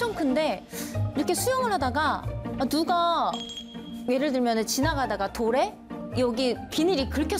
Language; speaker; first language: Korean; native; Korean